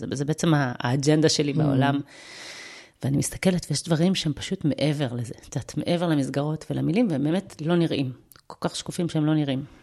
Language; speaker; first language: Hebrew; early bilingual, other home language; Russian